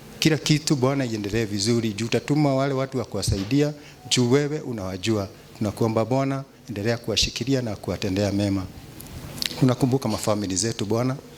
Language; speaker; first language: Swahili; non-native, local second language; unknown